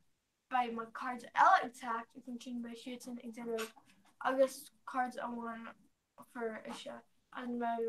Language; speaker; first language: Irish; non-native, learner; English